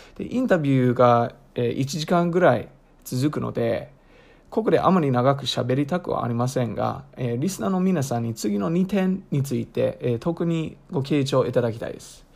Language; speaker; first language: Japanese; non-native, fluent; English